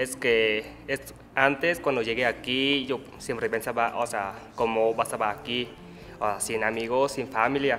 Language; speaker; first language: Spanish; non-native, learner; Vietnamese